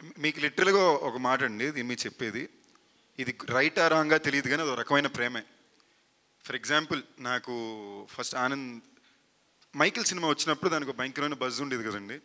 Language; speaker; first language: Telugu; native; Telugu